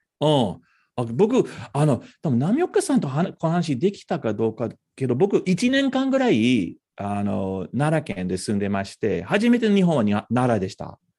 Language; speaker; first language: Japanese; non-native, fluent; English